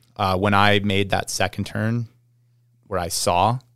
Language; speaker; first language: English; native; English